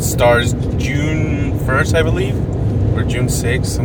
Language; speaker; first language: English; early bilingual, other home language; Spanish